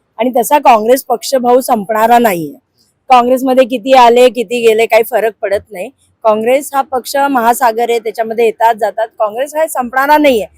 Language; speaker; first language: Marathi; non-native, local second language; Hindi